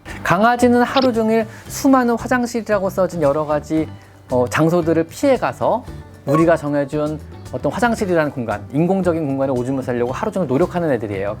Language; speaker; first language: Korean; native; Korean